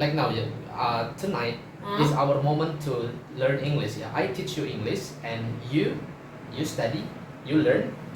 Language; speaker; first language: English; non-native, fluent; Indonesian